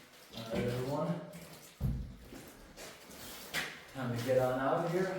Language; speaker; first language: English; native; English